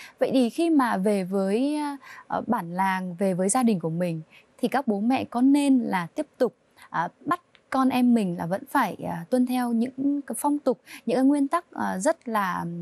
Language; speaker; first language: Vietnamese; native; Vietnamese